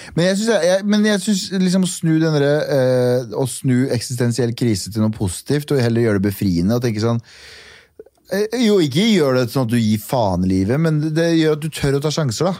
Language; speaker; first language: Norwegian; early bilingual, other home language; Kurdish